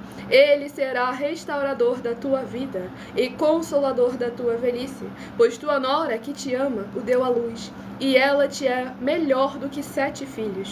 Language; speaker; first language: Portuguese; native; Portuguese